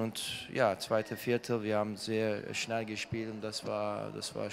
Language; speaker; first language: German; non-native, learner; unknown